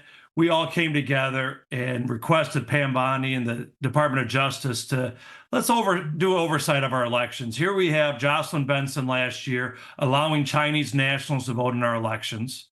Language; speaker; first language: English; native; English